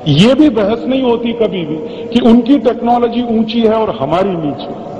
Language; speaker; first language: Hindi; native; Hindi